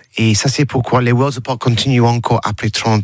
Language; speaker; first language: French; non-native, learner; English